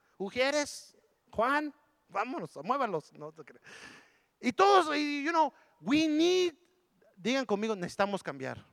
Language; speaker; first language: Spanish; early bilingual, heritage; Spanish